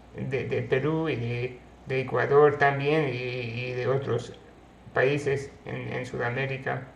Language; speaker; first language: Spanish; non-native, fluent; English